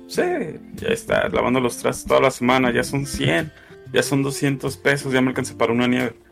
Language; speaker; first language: Spanish; native; Spanish